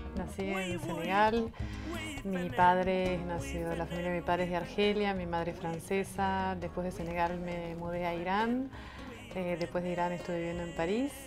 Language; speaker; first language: Spanish; non-native, fluent; French